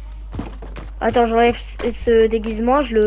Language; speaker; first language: French; native; French